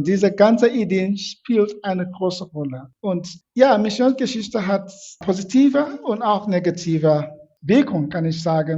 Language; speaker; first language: German; non-native, fluent; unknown